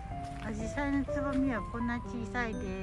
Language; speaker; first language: Japanese; native; Japanese